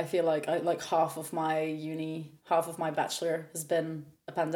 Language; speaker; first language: English; non-native, fluent; Norwegian